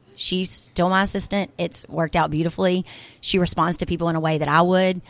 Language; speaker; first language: English; native; English